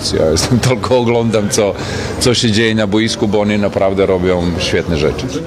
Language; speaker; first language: Polish; non-native, fluent; Serbian